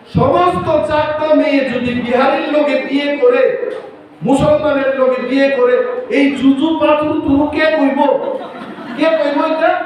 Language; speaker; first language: Bangla; non-native, local second language; Kok Borok